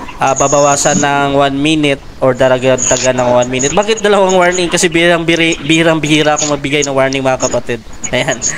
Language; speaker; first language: Filipino; non-native, local second language; Hiligaynon